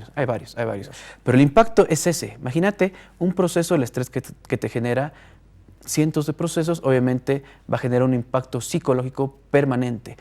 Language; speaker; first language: Spanish; native; Spanish